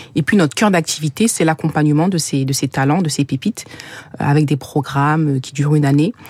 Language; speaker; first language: French; native; French